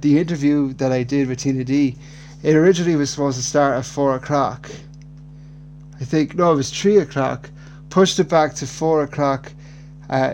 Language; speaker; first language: English; native; English